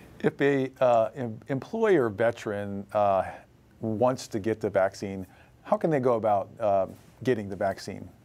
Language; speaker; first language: English; native; English